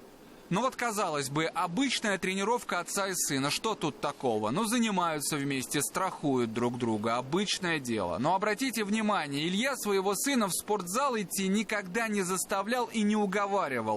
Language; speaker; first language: Russian; native; Russian